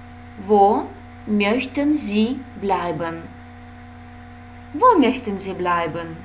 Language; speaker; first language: German; non-native, fluent; Russian